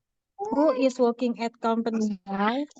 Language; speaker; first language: English; non-native, learner; Indonesian